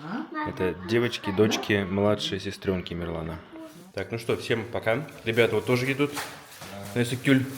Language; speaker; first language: Russian; native; Russian